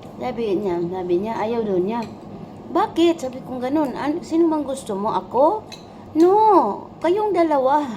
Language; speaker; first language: Filipino; non-native, local second language; Cebuano